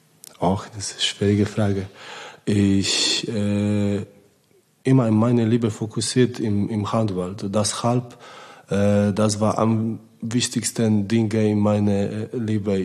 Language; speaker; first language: German; non-native, learner; Polish